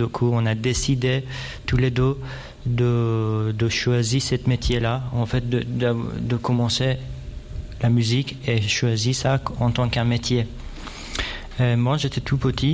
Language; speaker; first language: French; non-native, fluent; Persian